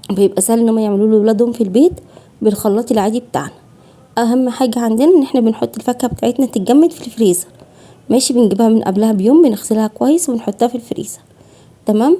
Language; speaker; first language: Arabic; native; Arabic